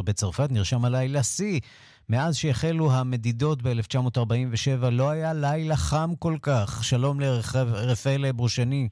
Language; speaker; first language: Hebrew; native; Hebrew